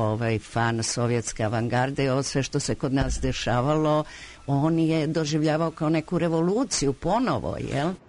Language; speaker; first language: Croatian; native; Croatian